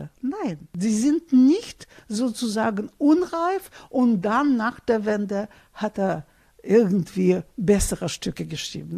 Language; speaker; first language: German; non-native, fluent; Russian